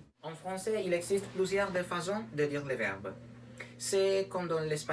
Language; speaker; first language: French; non-native, learner; Spanish